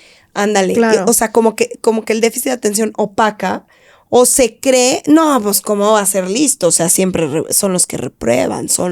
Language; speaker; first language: Spanish; native; Spanish